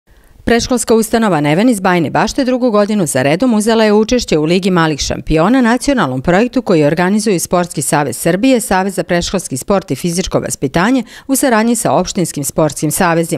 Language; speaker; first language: Serbian; native; Serbian